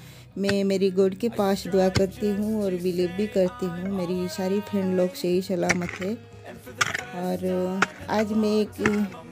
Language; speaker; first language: Hindi; non-native, local second language; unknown